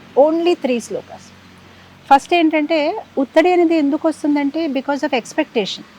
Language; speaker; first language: Telugu; non-native, fluent; Gujarati